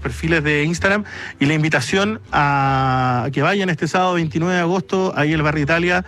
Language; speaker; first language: Spanish; native; Spanish